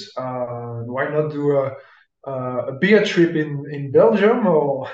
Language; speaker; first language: English; non-native, fluent; French